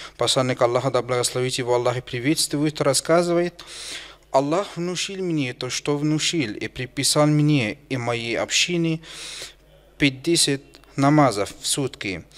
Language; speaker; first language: Russian; non-native, fluent; Arabic